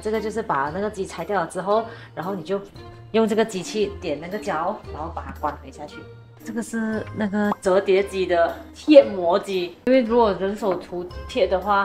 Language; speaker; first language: Chinese; native; Chinese